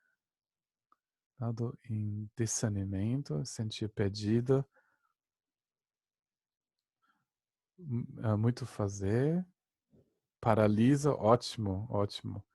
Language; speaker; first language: Portuguese; non-native, fluent; German